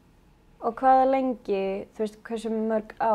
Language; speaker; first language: Icelandic; early bilingual, heritage; Swedish